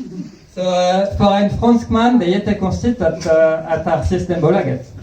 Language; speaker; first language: Swedish; non-native, fluent; French